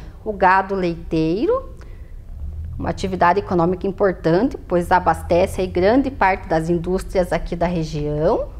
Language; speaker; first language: Portuguese; native; Portuguese